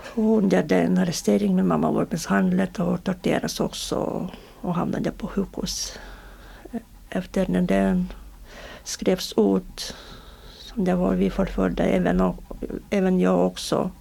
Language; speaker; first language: Swedish; non-native, learner; Russian